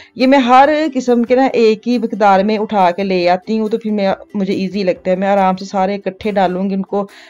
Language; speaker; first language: Urdu; native; Urdu